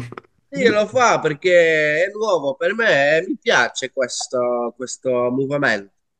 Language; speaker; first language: Italian; non-native, learner; French